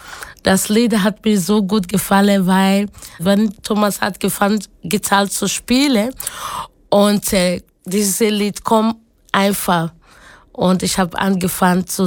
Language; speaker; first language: German; non-native, learner; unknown